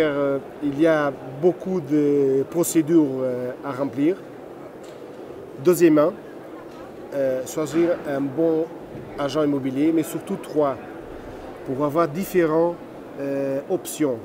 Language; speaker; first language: French; non-native, fluent; Portuguese